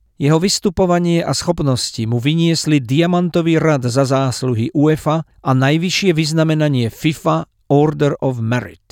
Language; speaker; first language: Slovak; native; Slovak